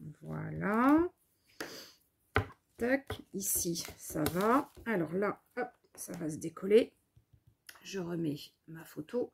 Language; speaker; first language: French; native; French